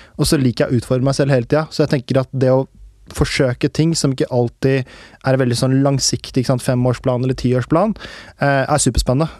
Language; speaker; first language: Norwegian; early bilingual, other home language; Urdu